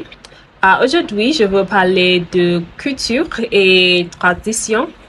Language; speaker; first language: French; non-native, learner; English